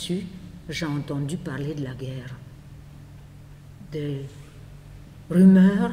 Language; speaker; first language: French; non-native, fluent; Polish